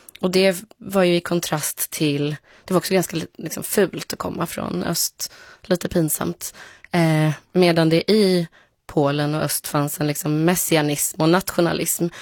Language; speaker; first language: Swedish; early bilingual, other home language; Polish